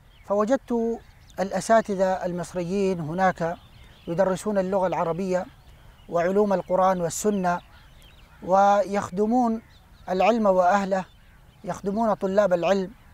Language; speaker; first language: Arabic; non-native, fluent; Urdu